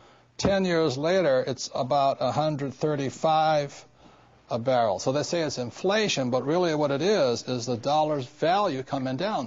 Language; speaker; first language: English; native; English